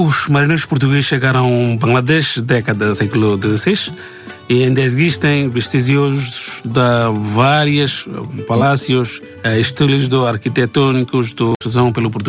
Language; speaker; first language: Portuguese; non-native, learner; Bangla